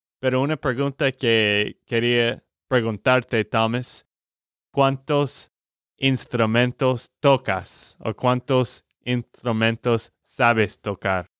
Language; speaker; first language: Spanish; non-native, fluent; English